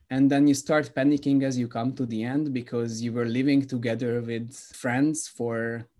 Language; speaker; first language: English; non-native, fluent; Hungarian